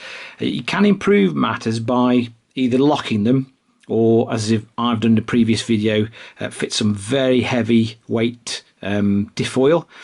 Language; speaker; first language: English; native; English